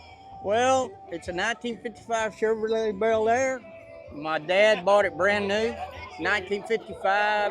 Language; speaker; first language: English; native; English